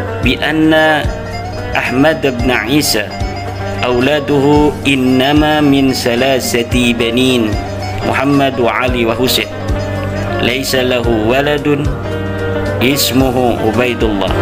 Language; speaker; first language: Arabic; non-native, fluent; Indonesian